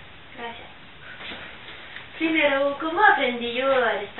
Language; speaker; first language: Spanish; non-native, learner; French